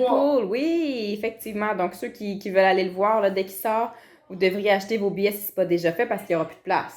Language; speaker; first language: French; native; French